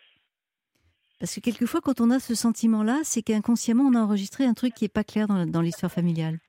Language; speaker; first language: French; native; French